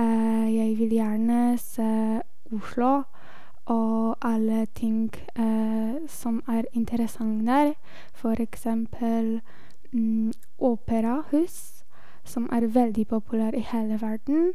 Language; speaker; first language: Norwegian; non-native, learner; Polish